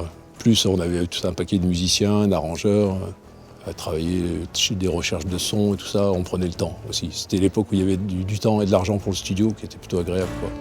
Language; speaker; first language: French; native; French